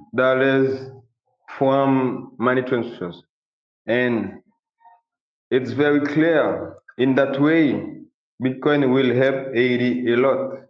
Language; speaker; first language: English; non-native, local second language; Haitian Creole